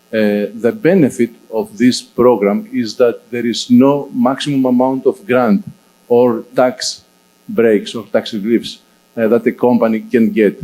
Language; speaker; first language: English; non-native, fluent; Greek